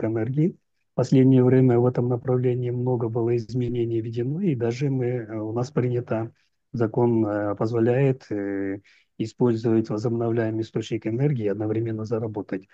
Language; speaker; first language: Russian; non-native, local second language; Uzbek